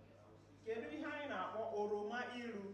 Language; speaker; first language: Igbo; native; Igbo